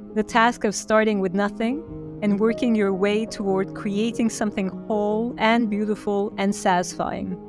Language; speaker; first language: English; non-native, fluent; Turkish